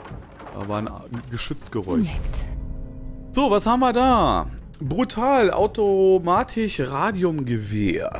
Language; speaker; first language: German; native; German